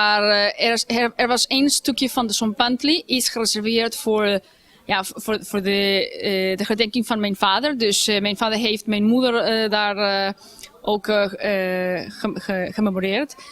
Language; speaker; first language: Dutch; non-native, fluent; Spanish